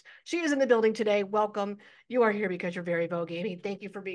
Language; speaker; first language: English; native; English